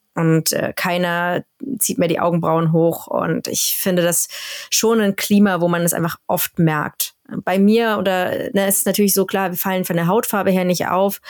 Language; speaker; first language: German; native; German